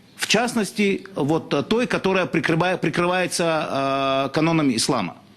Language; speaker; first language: Russian; non-native, local second language; Chechen